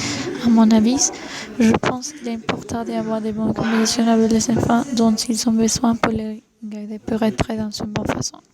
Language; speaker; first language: French; non-native, learner; Spanish